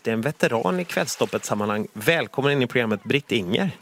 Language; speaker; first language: Swedish; native; Swedish